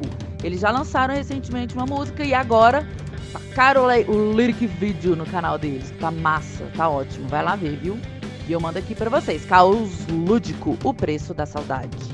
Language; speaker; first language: Portuguese; native; Portuguese